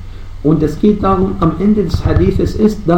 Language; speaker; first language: German; non-native, fluent; Arabic